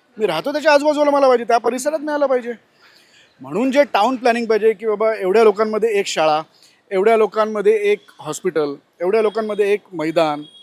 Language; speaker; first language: Marathi; non-native, local second language; Gujarati